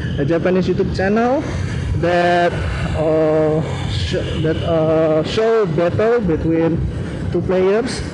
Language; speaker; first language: English; non-native, learner; Indonesian